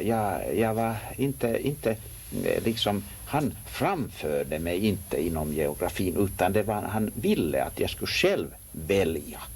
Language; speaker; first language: Swedish; non-native, local second language; Finnish